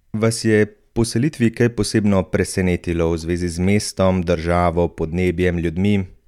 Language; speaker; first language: Slovenian; native; Slovenian